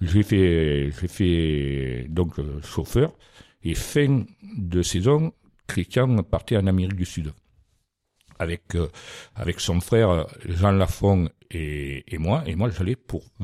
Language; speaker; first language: French; native; French